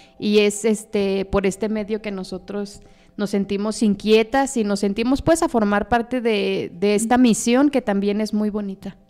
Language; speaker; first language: Spanish; native; Spanish